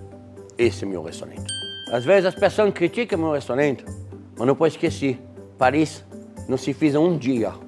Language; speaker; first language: Portuguese; non-native, fluent; French